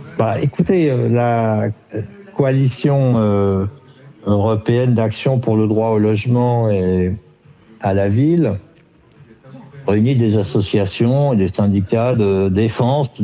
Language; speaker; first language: French; native; French